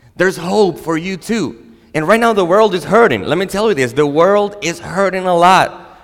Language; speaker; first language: English; non-native, fluent; Spanish